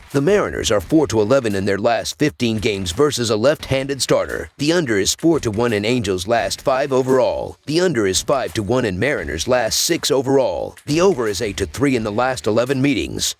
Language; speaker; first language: English; native; English